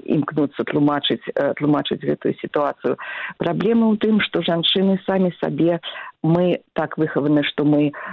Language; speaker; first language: Belarusian; native; Belarusian